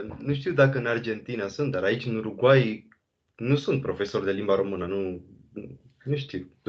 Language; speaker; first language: Romanian; non-native, fluent; Spanish